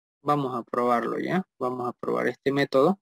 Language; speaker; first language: Spanish; native; Spanish